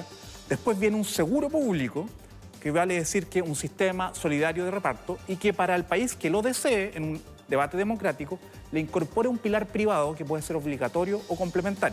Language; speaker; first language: Spanish; native; Spanish